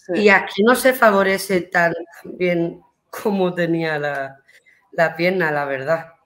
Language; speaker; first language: Spanish; early bilingual, heritage; Spanish